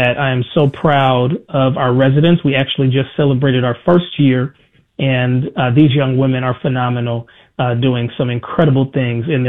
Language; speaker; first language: English; native; English